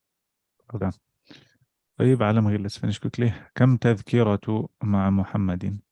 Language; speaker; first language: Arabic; non-native, fluent; English